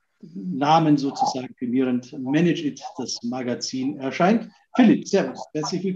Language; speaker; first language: German; native; German